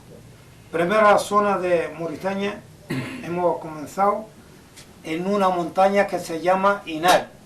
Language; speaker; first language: Spanish; non-native, fluent; Arabic